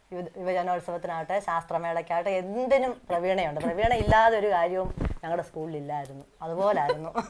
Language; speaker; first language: Malayalam; native; Malayalam